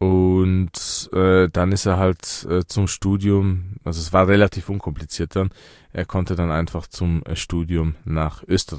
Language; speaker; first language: German; early bilingual, other home language; Persian